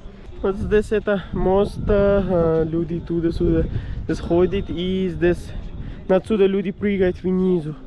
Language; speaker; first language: Russian; non-native, learner; Urdu